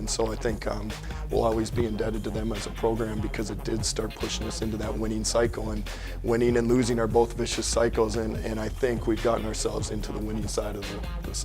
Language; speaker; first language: English; native; English